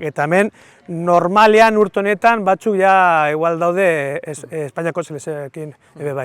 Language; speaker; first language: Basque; non-native, learner; Spanish